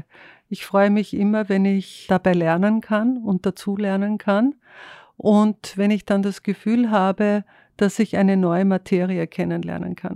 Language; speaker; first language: German; native; German